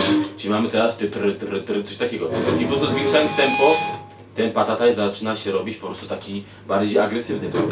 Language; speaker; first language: Polish; native; Polish